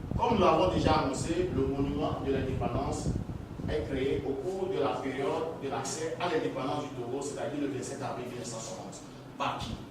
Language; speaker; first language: French; non-native, local second language; Ewe